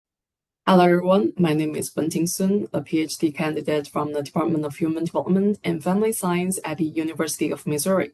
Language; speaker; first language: English; non-native, fluent; Chinese